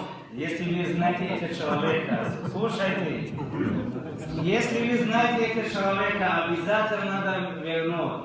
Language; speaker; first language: Russian; non-native, local second language; Tajik